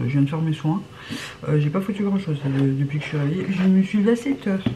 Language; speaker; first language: French; native; French